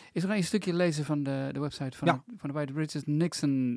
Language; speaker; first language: Dutch; native; Dutch